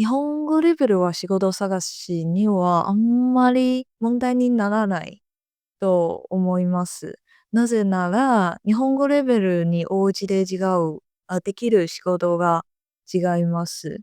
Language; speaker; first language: Japanese; non-native, fluent; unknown